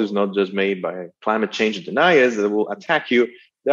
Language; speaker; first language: English; non-native, fluent; Italian